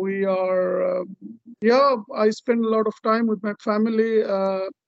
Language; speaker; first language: English; non-native, local second language; Bangla